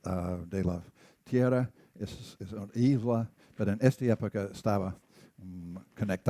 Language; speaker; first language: Spanish; non-native, learner; English